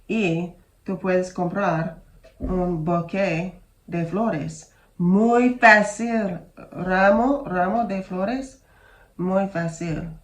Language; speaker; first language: Spanish; non-native, learner; English